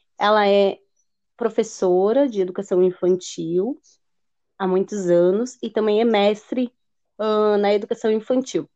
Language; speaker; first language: Portuguese; native; Portuguese